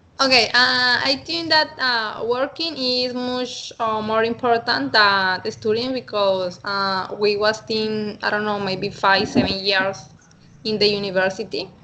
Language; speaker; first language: English; non-native, learner; Spanish